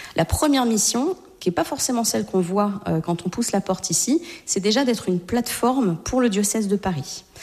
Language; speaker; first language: French; native; French